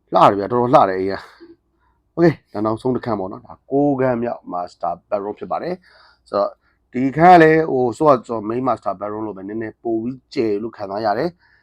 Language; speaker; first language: Burmese; native; Burmese